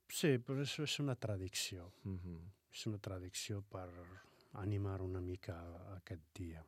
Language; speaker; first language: Catalan; non-native, fluent; Arabic